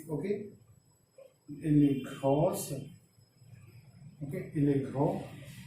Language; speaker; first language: French; non-native, fluent; Hindi